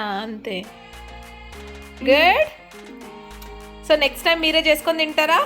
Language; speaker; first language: Telugu; native; Telugu